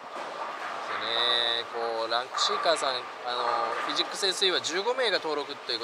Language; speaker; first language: Japanese; native; Japanese